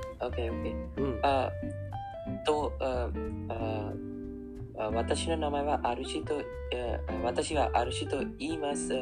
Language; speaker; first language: Japanese; non-native, learner; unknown